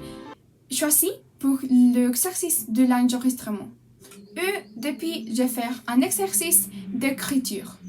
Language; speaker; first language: French; non-native, learner; Spanish